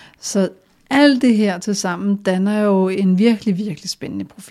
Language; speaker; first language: Danish; native; Danish